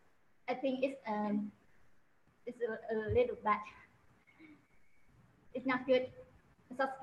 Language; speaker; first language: English; non-native, learner; Vietnamese